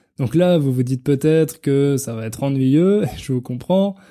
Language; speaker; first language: French; native; French